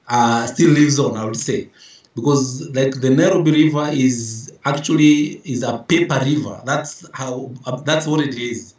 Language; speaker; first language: English; non-native, local second language; Meru